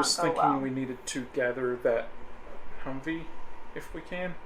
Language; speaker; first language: English; native; English